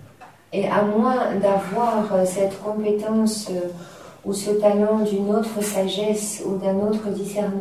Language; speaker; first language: French; native; French